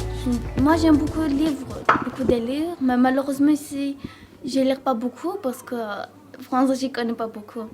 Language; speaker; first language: French; non-native, learner; Georgian